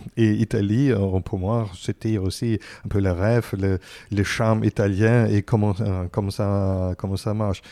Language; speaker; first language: French; non-native, fluent; German